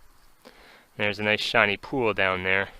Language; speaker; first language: English; native; English